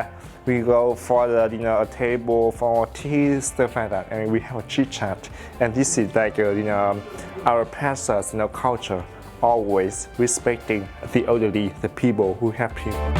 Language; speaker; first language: English; non-native, fluent; Vietnamese